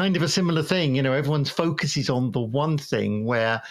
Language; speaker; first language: English; native; English